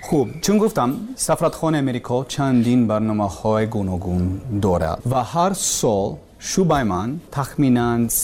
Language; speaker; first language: Persian; non-native, learner; English